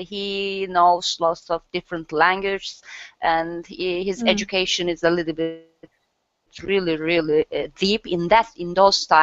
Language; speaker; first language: English; non-native, learner; Turkish